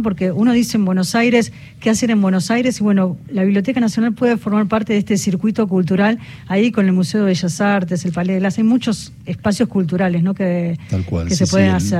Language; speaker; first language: Spanish; native; Spanish